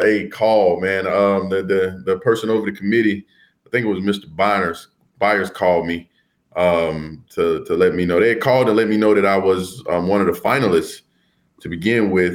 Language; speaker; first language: English; native; English